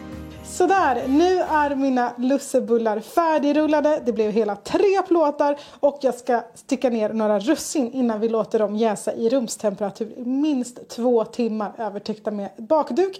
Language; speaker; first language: Swedish; native; Swedish